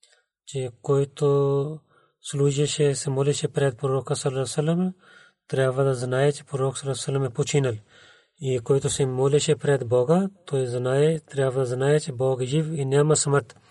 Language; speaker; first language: Bulgarian; non-native, learner; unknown